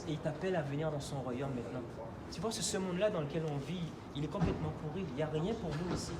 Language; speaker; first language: French; native; French